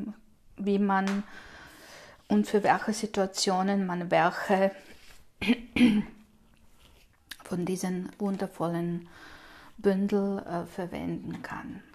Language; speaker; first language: German; non-native, fluent; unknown